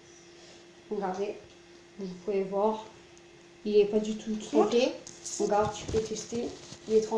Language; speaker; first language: French; native; French